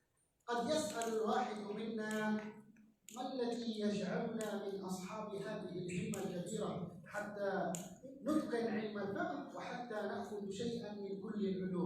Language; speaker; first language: Arabic; native; Arabic